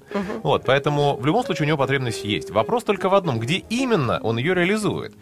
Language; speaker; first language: Russian; native; Russian